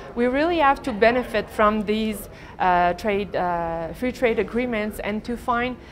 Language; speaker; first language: English; non-native, fluent; French